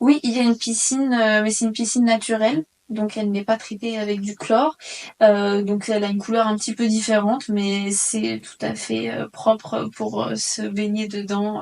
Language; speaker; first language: French; native; French